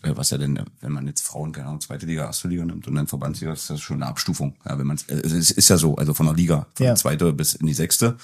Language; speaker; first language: German; native; German